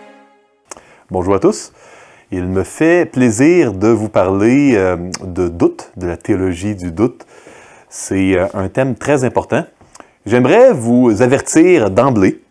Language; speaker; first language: French; native; French